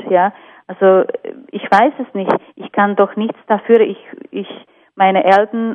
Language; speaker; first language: German; non-native, fluent; Slovak